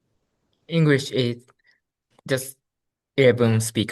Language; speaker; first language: English; non-native, learner; Japanese